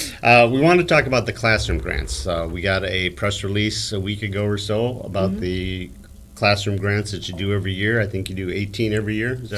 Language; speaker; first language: English; native; English